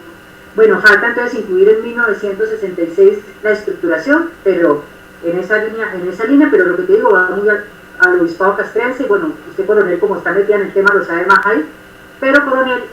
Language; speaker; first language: Spanish; native; Spanish